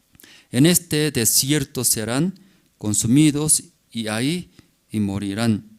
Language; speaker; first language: Spanish; non-native, learner; Korean